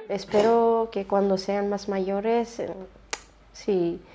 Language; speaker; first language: Spanish; non-native, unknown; Riffian